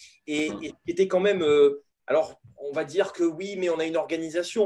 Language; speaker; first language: French; native; French